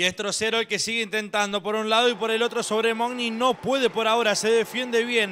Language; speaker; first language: Spanish; native; Spanish